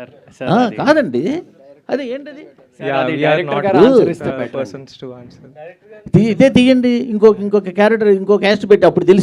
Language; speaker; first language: Telugu; native; Telugu